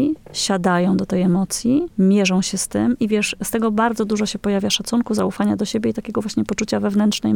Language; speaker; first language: Polish; native; Polish